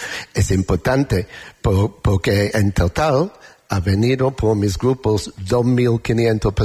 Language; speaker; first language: Spanish; non-native, learner; English